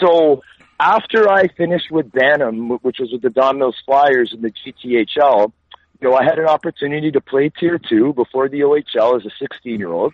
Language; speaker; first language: English; native; English